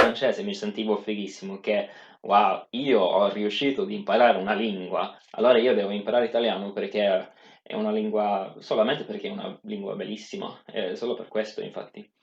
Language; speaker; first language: Italian; non-native, fluent; Swedish